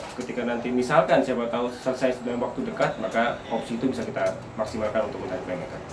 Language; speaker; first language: Indonesian; native; Indonesian